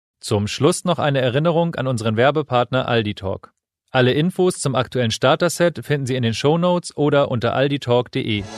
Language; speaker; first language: German; native; German